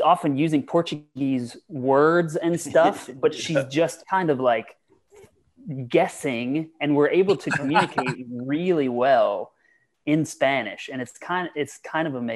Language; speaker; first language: English; native; English